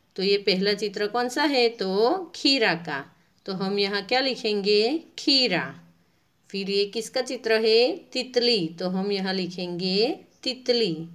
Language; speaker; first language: Hindi; non-native, local second language; Gujarati